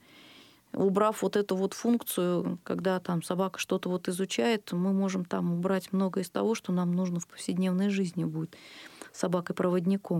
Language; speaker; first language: Russian; native; Russian